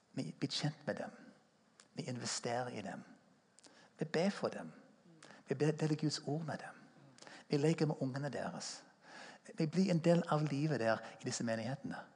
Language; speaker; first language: Norwegian; non-native, fluent; English